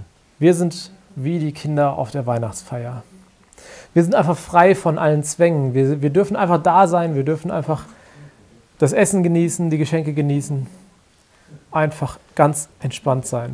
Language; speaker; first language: German; native; German